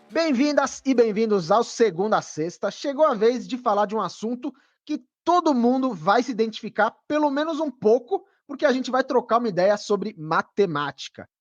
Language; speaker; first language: Portuguese; native; Portuguese